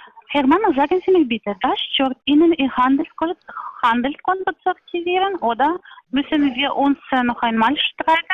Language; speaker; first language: German; non-native, learner; Polish